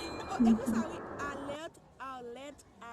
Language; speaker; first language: French; non-native, local second language; Haitian Creole